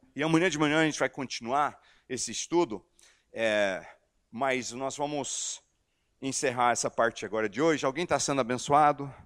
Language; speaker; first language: Portuguese; non-native, fluent; English